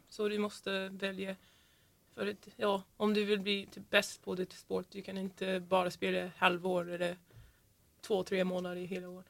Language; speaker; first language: Swedish; non-native, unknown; English